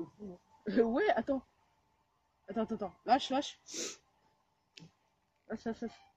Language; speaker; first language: French; native; French